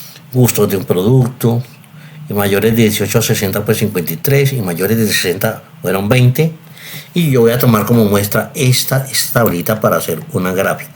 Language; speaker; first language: Spanish; native; Spanish